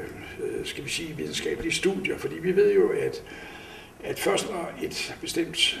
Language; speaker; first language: Danish; native; Danish